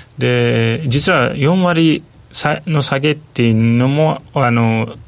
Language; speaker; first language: Japanese; non-native, fluent; Turkish